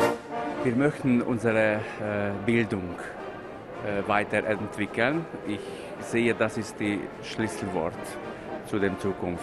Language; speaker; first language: German; non-native, local second language; Hungarian